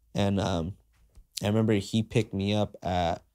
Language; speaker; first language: English; native; English